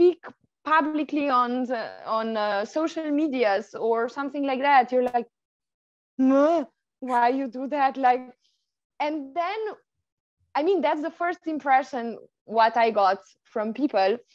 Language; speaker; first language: English; non-native, fluent; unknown